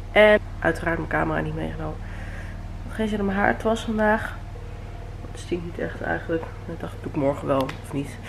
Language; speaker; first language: Dutch; native; Dutch